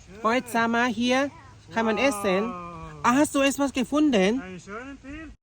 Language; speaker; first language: German; non-native, learner; Thai